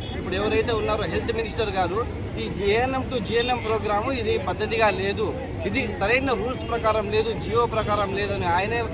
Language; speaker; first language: Telugu; native; Telugu